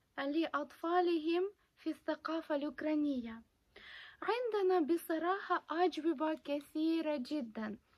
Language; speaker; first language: Arabic; non-native, fluent; Ukrainian